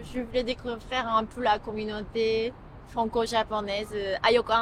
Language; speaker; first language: French; non-native, fluent; Japanese